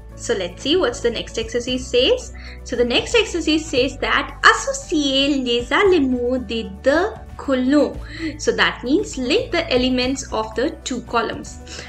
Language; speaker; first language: English; non-native, local second language; Hindi